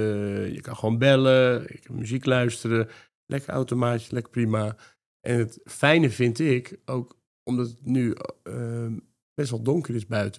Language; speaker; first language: Dutch; native; Dutch